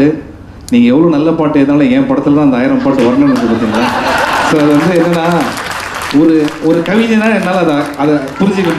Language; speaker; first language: Tamil; native; Tamil